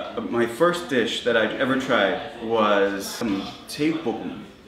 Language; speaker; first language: English; native; English